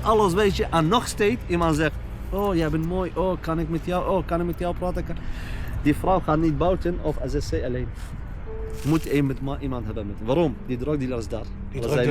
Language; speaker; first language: Dutch; non-native, learner; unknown